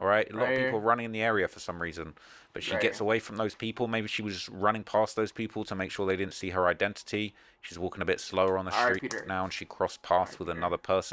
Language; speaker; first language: English; native; English